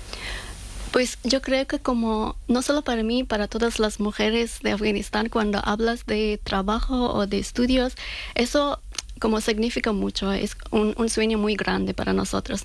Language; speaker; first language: Spanish; non-native, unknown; Persian